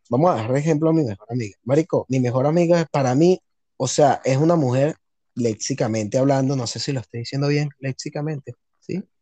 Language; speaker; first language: Spanish; native; Spanish